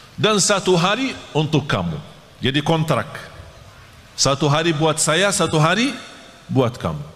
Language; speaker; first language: Malay; non-native, fluent; Arabic